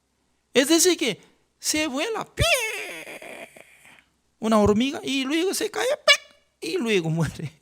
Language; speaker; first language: Spanish; non-native, fluent; Korean